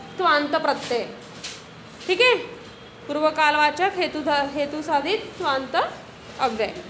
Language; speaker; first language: Hindi; non-native, local second language; Marathi